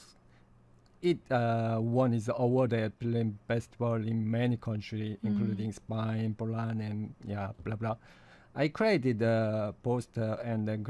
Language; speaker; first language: English; non-native, fluent; Korean